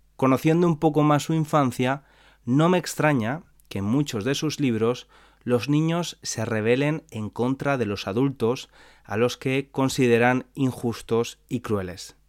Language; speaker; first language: Spanish; native; Spanish